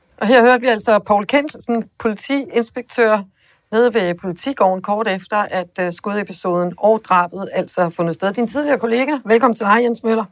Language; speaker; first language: Danish; native; Danish